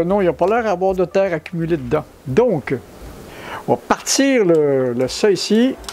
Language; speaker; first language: French; native; French